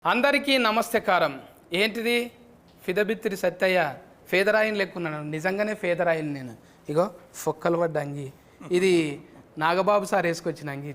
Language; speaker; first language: Telugu; native; Telugu